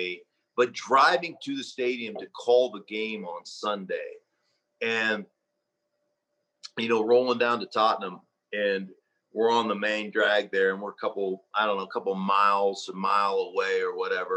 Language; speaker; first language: English; native; English